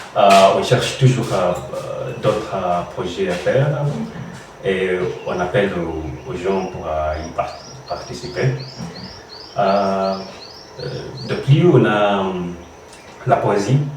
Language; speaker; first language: French; non-native, learner; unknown